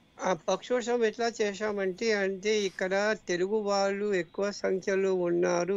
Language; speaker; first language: Telugu; non-native, fluent; Morisyen